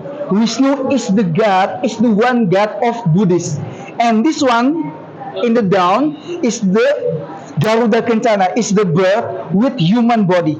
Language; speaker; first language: English; non-native, learner; Indonesian